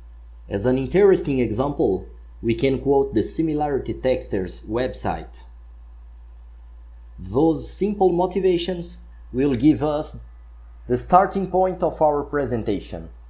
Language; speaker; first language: English; non-native, fluent; Portuguese